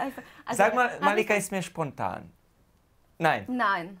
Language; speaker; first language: German; non-native, fluent; Hungarian